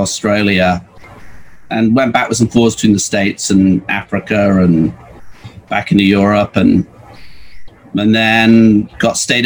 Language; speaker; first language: English; native; English